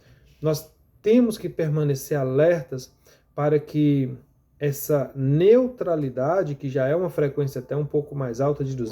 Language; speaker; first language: Portuguese; native; Portuguese